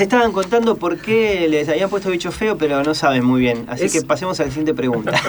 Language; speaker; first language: Spanish; native; Spanish